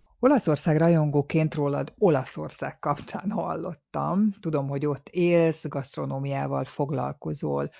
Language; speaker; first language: Hungarian; native; Hungarian